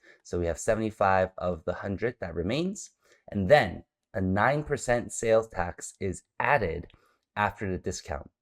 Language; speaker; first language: English; native; English